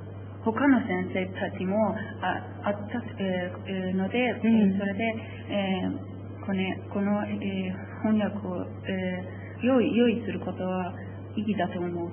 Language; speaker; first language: Japanese; non-native, learner; Persian